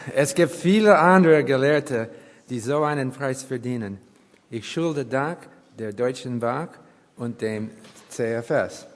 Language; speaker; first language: German; non-native, learner; English